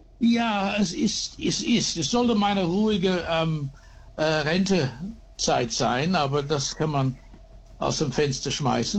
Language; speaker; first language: German; early bilingual, heritage; German